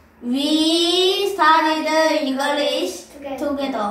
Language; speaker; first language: English; non-native, fluent; Korean